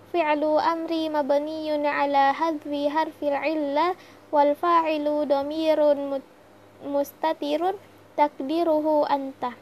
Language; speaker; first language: Arabic; non-native, learner; Indonesian